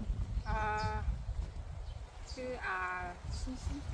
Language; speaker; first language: Korean; non-native, learner; Lao